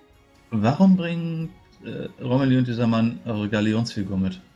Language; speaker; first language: German; native; German